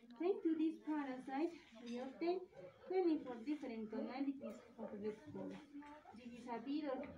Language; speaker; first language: English; non-native, learner; Spanish